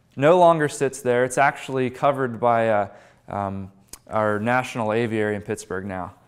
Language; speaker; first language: English; native; English